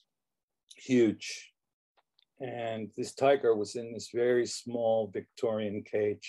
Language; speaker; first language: English; native; English